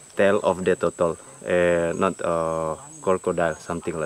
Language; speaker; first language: English; non-native, learner; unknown